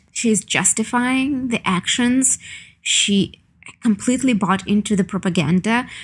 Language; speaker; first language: English; non-native, fluent; Ukrainian